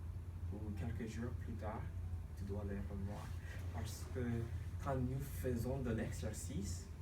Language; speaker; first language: French; non-native, fluent; English